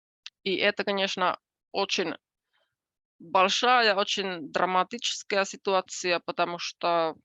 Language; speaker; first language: Russian; non-native, fluent; Finnish